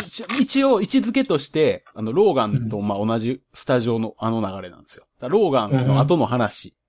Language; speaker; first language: Japanese; native; Japanese